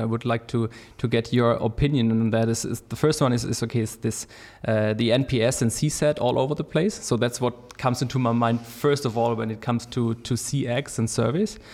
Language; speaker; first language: English; non-native, fluent; German